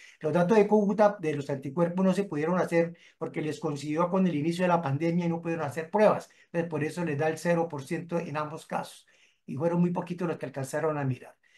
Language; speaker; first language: Spanish; native; Spanish